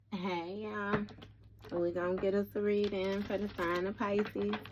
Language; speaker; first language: English; native; English